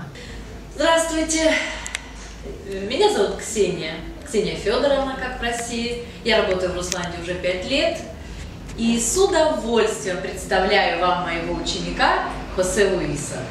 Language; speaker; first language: Russian; non-native, fluent; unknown